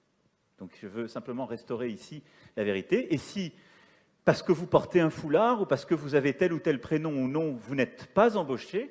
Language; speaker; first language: French; native; French